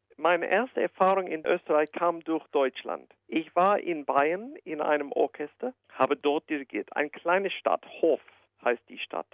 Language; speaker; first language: German; non-native, fluent; English